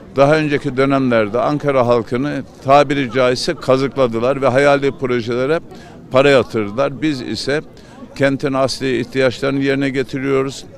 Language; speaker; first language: Turkish; native; Turkish